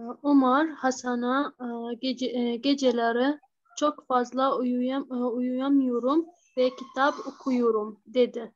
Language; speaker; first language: Turkish; non-native, learner; Arabic